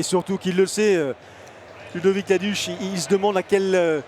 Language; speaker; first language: French; native; French